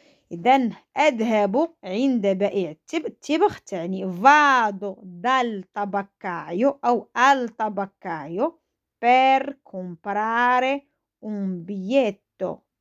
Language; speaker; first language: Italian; non-native, fluent; Arabic